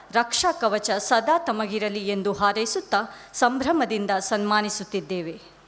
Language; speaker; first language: Kannada; native; Kannada